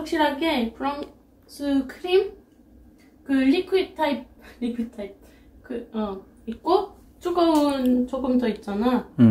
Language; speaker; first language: Korean; non-native, fluent; French